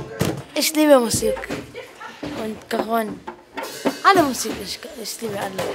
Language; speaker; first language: German; non-native, learner; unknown